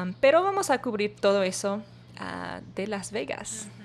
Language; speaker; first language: Spanish; non-native, learner; English